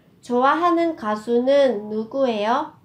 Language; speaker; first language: Korean; non-native, fluent; Vietnamese